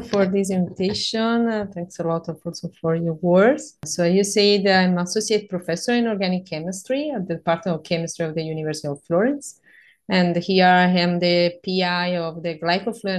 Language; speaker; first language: English; non-native, fluent; Italian